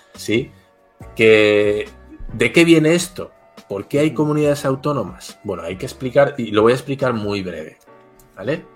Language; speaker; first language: Spanish; native; Spanish